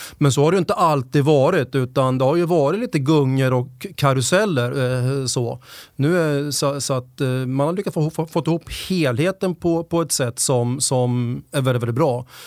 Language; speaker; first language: Swedish; native; Swedish